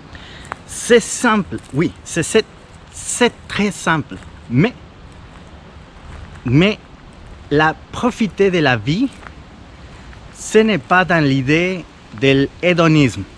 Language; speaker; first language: French; non-native, fluent; Spanish